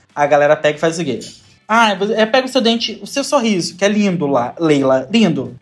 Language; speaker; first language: Portuguese; native; Portuguese